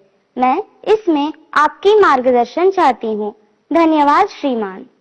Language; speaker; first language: Hindi; non-native, local second language; Telugu